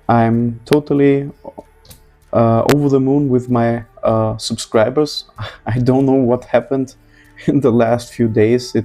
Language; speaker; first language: English; non-native, fluent; German